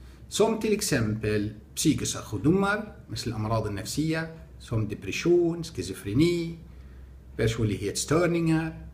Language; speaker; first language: Swedish; non-native, fluent; Arabic